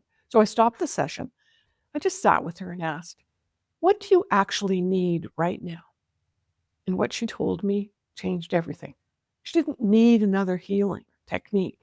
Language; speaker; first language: English; native; English